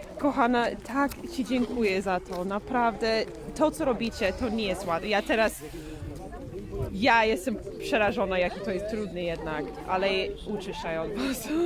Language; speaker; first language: Polish; non-native, learner; English